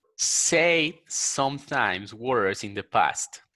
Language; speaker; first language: English; non-native, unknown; Spanish